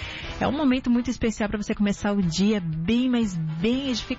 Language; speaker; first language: Portuguese; native; Portuguese